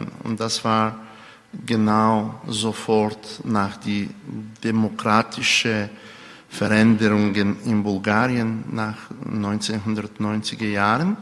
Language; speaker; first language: German; non-native, fluent; Bulgarian